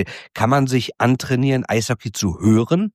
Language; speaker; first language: German; native; German